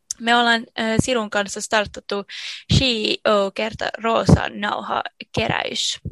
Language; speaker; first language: Finnish; native; Finnish